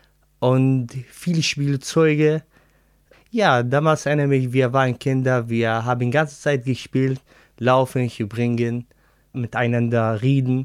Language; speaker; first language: German; non-native, learner; Arabic